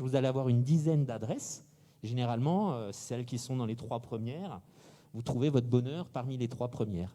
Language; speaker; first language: French; native; French